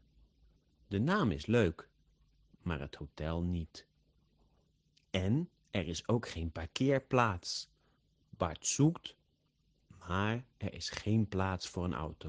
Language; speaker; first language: Dutch; native; Dutch